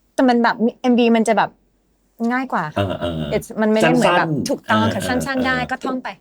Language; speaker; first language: Thai; early bilingual, heritage; English